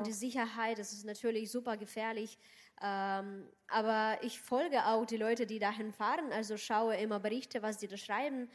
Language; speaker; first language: German; non-native, fluent; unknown